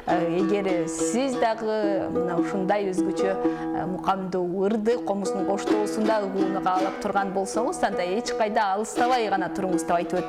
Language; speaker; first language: Kyrgyz; native; Kyrgyz